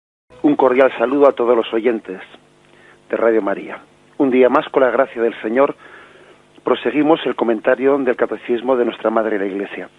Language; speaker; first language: Spanish; native; Spanish